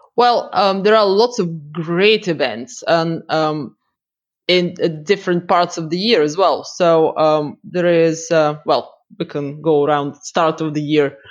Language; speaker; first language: English; non-native, fluent; Russian